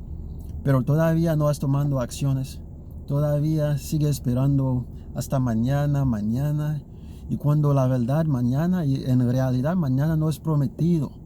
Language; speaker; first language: Spanish; non-native, learner; Haitian Creole